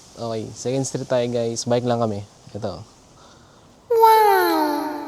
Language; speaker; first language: Filipino; native; Filipino